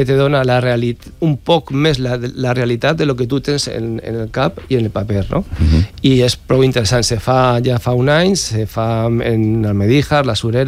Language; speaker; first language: Catalan; native; Catalan